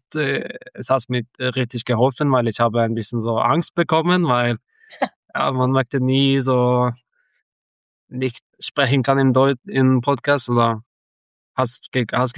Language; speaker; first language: German; non-native, learner; Norwegian